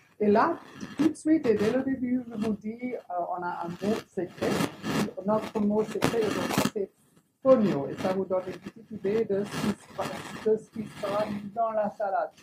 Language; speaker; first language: French; non-native, fluent; English